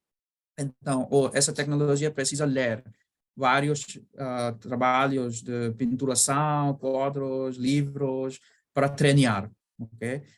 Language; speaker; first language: Portuguese; non-native, learner; Bangla